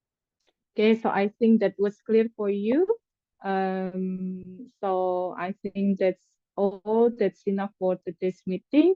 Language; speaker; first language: English; non-native, fluent; Indonesian